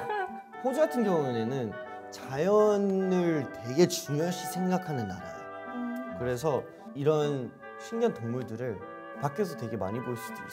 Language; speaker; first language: Korean; early bilingual, heritage; Korean